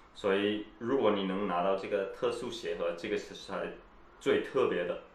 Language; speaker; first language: Chinese; early bilingual, heritage; Chinese